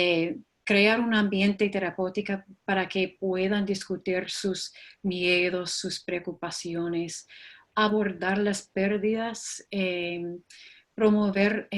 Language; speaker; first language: Spanish; non-native, fluent; English